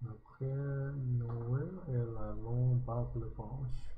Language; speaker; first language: French; non-native, learner; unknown